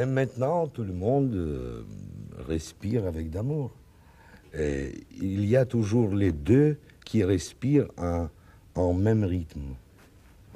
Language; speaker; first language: French; non-native, learner; Russian